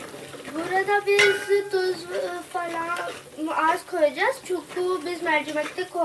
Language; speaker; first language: Turkish; non-native, learner; Urdu